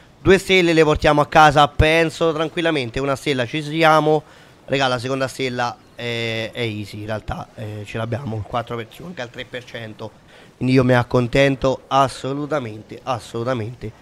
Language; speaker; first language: Italian; native; Italian